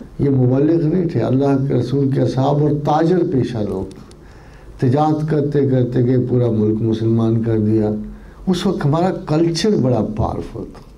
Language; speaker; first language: Urdu; non-native, local second language; Punjabi